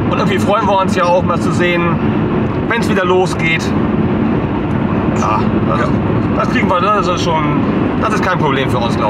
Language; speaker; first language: German; native; German